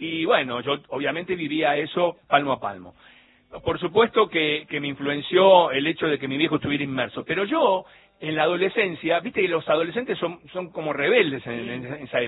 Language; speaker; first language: Spanish; native; Spanish